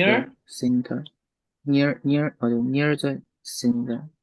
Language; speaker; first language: English; non-native, learner; Chinese